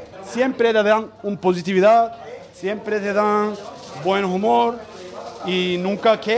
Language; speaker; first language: Spanish; non-native, learner; Turkish